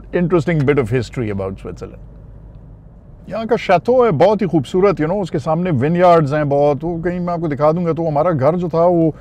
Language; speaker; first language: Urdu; non-native, local second language; Pashto